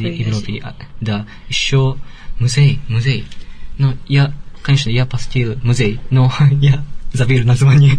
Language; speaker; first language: Russian; non-native, learner; Japanese